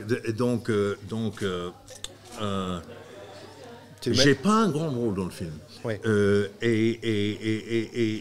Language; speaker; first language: French; non-native, fluent; English